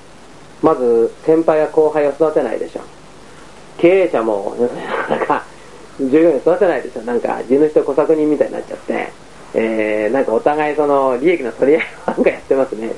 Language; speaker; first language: Japanese; native; Japanese